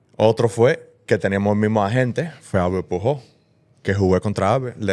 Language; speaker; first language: Spanish; early bilingual, heritage; Spanish